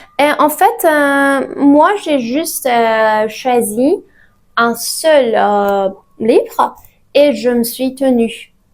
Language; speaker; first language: French; non-native, fluent; Persian